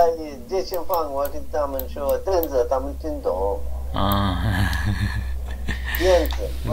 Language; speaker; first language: Chinese; non-native, learner; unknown